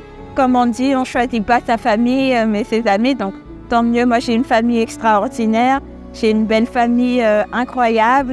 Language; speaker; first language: French; early bilingual, other home language; Malagasy